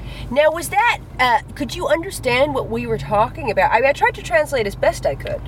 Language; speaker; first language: English; native; English